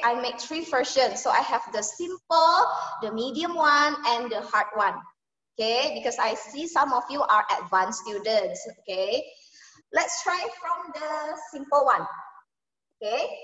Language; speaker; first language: English; non-native, fluent; Indonesian